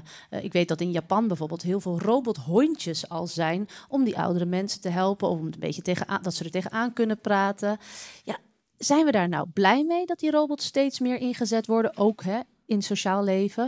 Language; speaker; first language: Dutch; native; Dutch